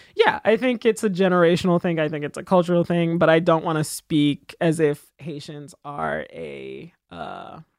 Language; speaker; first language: English; early bilingual, other home language; Haitian Creole